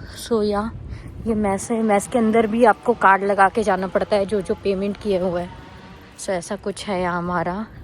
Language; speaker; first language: Hindi; native; Hindi